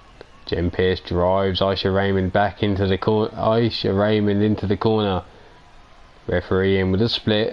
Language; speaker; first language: English; native; English